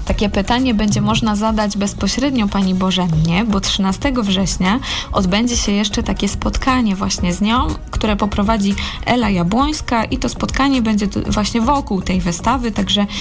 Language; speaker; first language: Polish; native; Polish